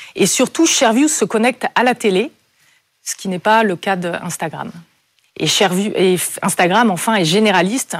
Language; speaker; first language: French; native; French